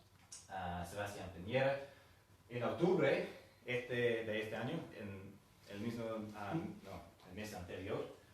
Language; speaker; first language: Spanish; non-native, fluent; English